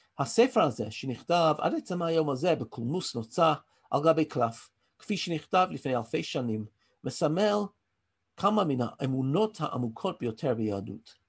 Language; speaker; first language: Hebrew; non-native, fluent; English